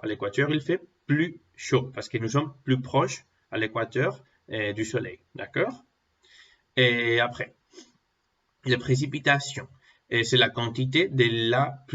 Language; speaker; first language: French; non-native, fluent; Spanish